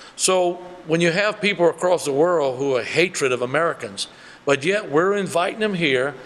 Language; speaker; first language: English; early bilingual, other home language; French